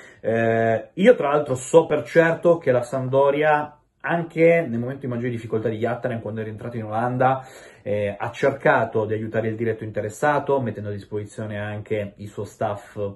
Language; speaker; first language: Italian; native; Italian